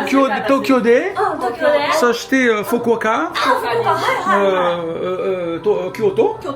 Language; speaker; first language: Japanese; non-native, learner; French